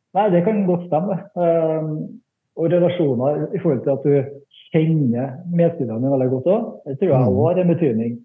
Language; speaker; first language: Norwegian; native; Norwegian